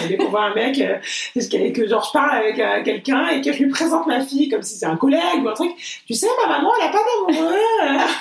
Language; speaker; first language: French; early bilingual, other home language; Portuguese